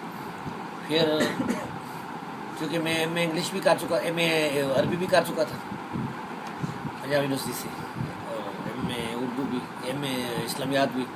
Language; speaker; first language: Urdu; non-native, local second language; Pashto